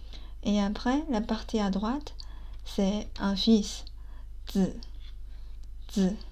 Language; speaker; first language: French; non-native, fluent; Chinese